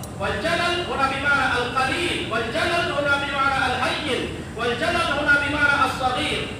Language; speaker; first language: Arabic; non-native, fluent; Urdu